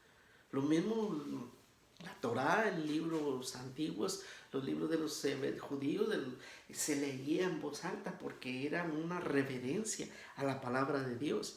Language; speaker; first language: Spanish; native; Spanish